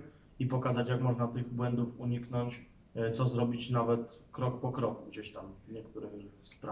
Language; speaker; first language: Polish; native; Polish